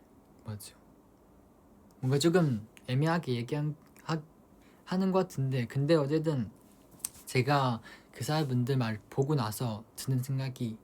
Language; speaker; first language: Korean; non-native, fluent; Chinese